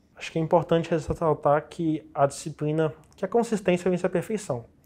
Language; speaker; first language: Portuguese; native; Portuguese